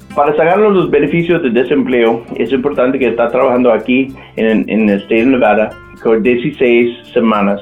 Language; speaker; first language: Spanish; non-native, local second language; English